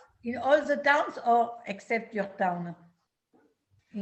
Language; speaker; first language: English; non-native, learner; French